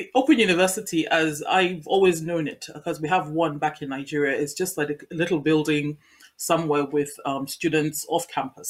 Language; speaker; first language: English; non-native, local second language; Yoruba